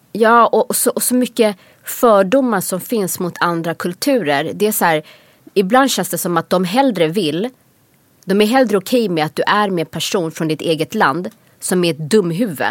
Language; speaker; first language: Swedish; native; Swedish